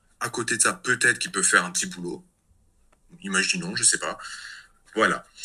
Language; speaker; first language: French; native; French